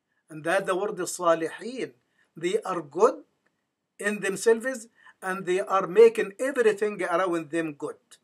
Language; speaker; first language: English; non-native, fluent; Arabic